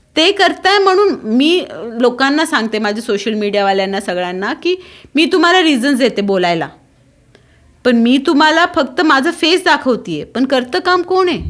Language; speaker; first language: Marathi; non-native, local second language; Tulu